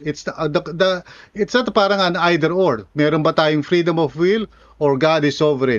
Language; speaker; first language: English; non-native, local second language; Filipino